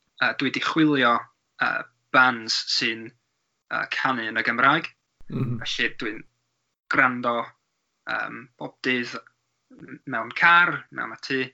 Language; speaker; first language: Welsh; non-native, learner; English